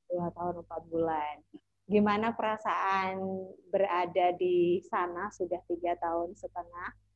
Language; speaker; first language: Indonesian; native; Indonesian